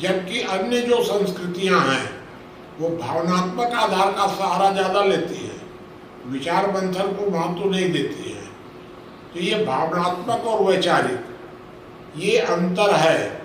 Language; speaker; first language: Hindi; native; Hindi